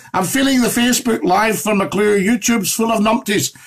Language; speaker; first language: English; native; English